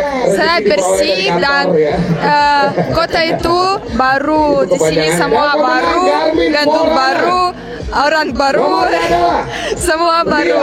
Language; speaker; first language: Indonesian; non-native, learner; Russian